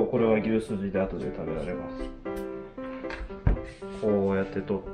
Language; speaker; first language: Japanese; native; Japanese